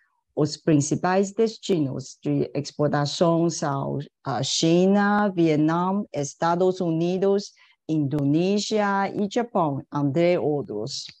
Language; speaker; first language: Portuguese; non-native, fluent; Chinese